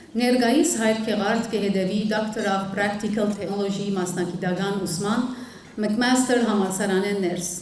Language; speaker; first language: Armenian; early bilingual, heritage; Armenian